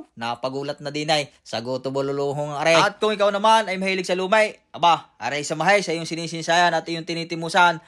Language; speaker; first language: Filipino; native; Filipino